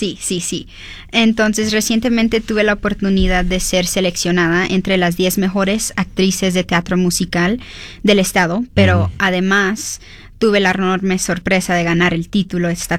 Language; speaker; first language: Spanish; early bilingual, heritage; Spanish